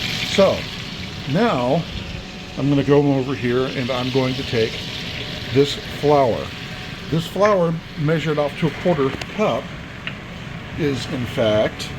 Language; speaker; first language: English; native; English